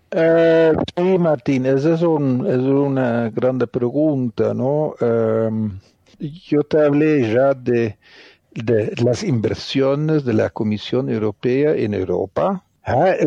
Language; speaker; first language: Spanish; non-native, fluent; Dutch